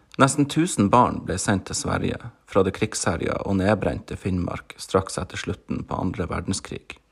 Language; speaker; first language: Norwegian; native; Norwegian